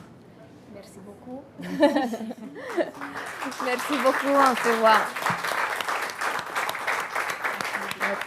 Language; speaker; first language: French; non-native, learner; Italian